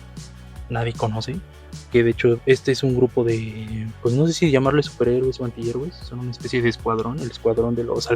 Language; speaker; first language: Spanish; native; Spanish